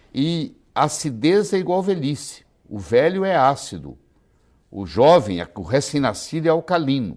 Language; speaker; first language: Portuguese; native; Portuguese